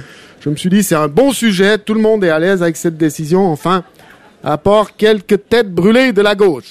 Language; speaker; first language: French; native; French